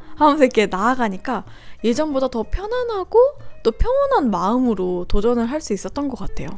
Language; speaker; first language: Korean; native; Korean